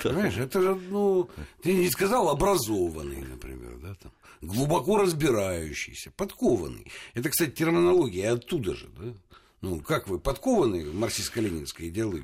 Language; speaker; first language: Russian; native; Russian